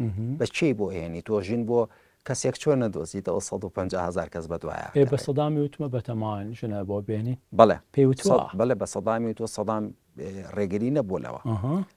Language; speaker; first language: Central Kurdish; early bilingual, heritage; Central Kurdish